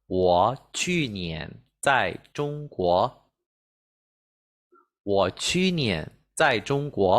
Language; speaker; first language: Chinese; non-native, fluent; Spanish